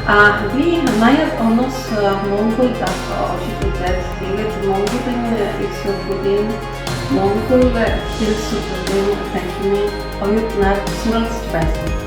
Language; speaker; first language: Mongolian; non-native, learner; Polish